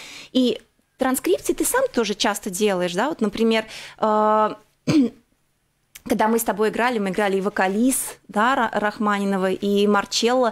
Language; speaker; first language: Russian; native; Russian